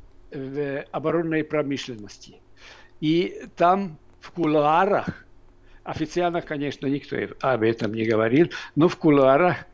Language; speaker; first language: Russian; non-native, fluent; Hungarian